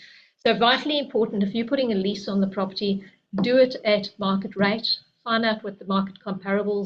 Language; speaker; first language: English; native; English